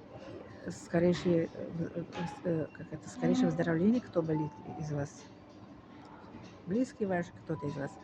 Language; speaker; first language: Russian; non-native, fluent; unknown